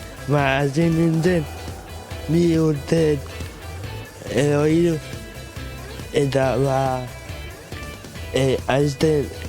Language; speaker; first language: Basque; non-native, local second language; Spanish